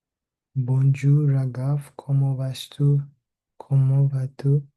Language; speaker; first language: French; non-native, learner; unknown